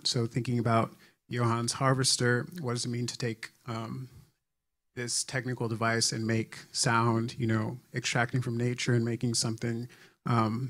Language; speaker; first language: English; native; English